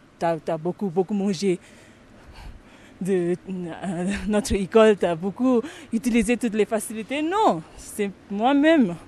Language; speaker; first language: French; non-native, learner; Tibetan